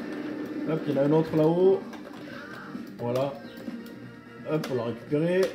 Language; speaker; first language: French; native; French